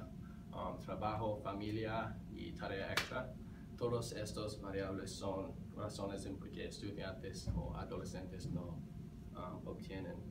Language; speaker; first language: Spanish; non-native, learner; English